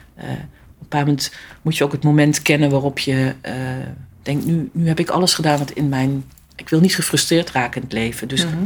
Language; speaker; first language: Dutch; early bilingual, other home language; Italian